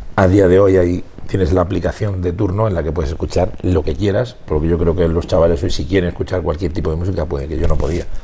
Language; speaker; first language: Spanish; native; Spanish